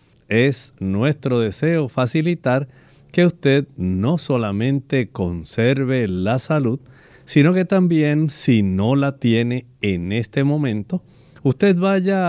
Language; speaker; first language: Spanish; native; Spanish